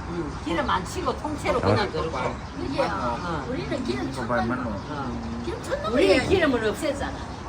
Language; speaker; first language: Korean; non-native, learner; Thai